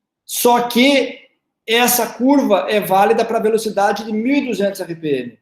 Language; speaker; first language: Portuguese; native; Portuguese